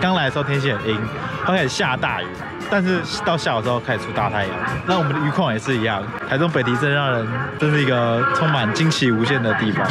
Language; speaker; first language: Chinese; native; Chinese